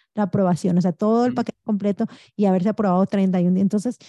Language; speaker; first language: Spanish; native; Spanish